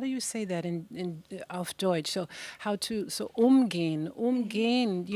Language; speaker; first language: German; non-native, fluent; English